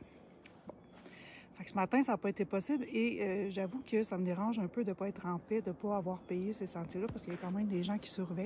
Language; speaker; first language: French; native; French